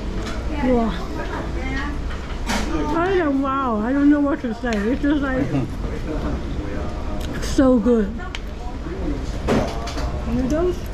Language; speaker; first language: English; non-native, local second language; Cantonese